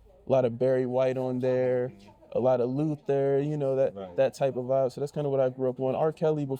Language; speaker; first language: English; native; English